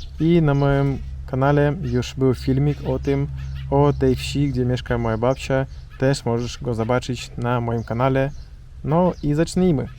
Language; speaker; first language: Polish; non-native, learner; Russian